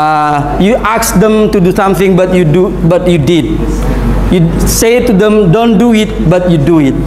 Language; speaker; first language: English; non-native, fluent; Indonesian